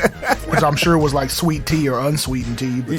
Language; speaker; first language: English; native; English